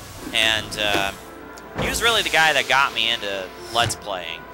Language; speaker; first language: English; native; English